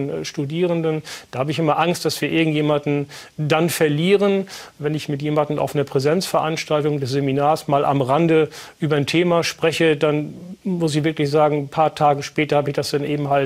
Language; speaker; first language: German; native; German